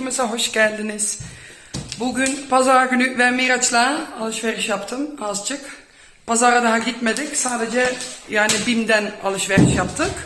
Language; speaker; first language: Turkish; non-native, fluent; Dutch